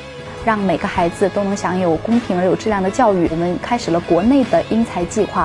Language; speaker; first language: Chinese; native; Chinese